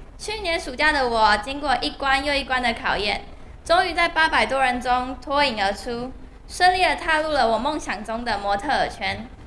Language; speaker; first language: Chinese; native; Chinese